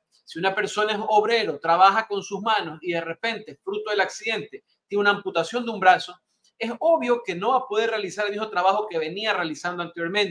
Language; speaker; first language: Spanish; native; Spanish